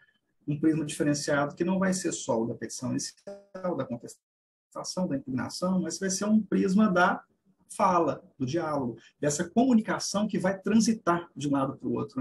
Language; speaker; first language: Portuguese; native; Portuguese